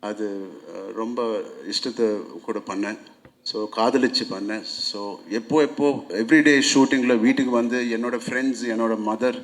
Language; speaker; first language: Tamil; non-native, local second language; Telugu